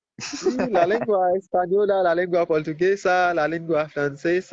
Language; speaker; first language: Spanish; non-native, fluent; Haitian Creole